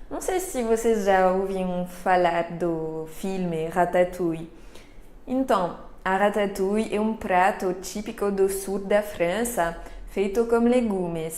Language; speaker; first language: Portuguese; non-native, fluent; French